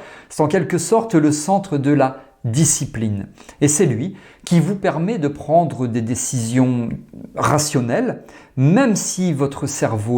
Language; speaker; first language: French; native; French